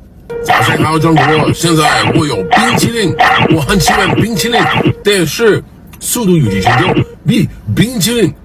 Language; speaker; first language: Chinese; non-native, learner; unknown